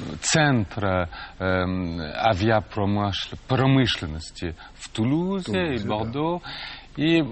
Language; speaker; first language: Russian; non-native, fluent; French